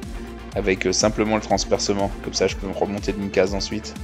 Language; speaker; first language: French; native; French